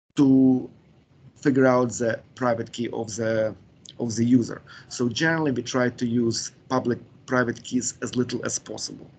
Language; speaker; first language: English; non-native, fluent; Ukrainian